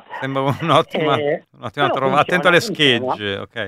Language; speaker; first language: Italian; native; Italian